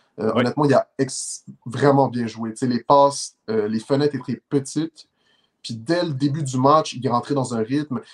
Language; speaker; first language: French; native; French